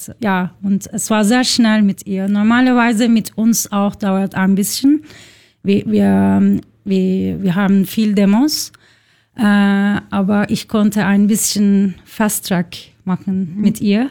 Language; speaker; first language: German; non-native, fluent; Turkish